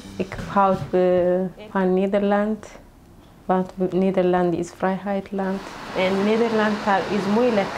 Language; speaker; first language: Dutch; non-native, learner; Tigrinya